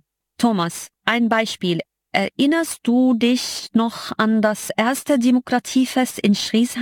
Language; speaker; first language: German; non-native, fluent; Arabic